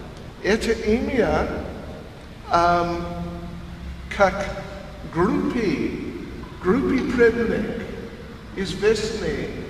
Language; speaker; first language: Russian; non-native, learner; English